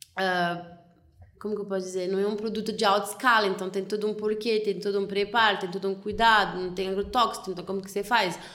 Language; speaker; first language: Portuguese; non-native, fluent; French